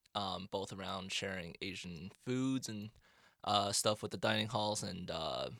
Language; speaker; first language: English; non-native, fluent; Chinese